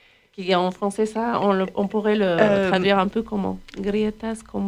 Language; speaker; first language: French; native; French